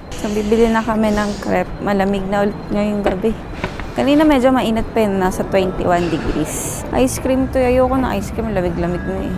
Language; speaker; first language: Filipino; native; Filipino